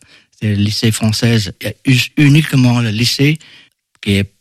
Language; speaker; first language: French; non-native, fluent; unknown